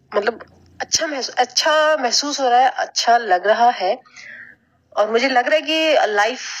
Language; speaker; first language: Hindi; native; Hindi